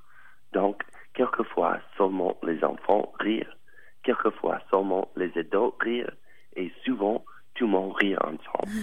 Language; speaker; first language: French; non-native, learner; English